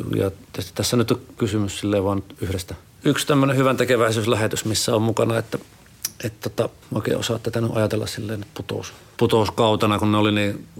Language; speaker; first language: Finnish; native; Finnish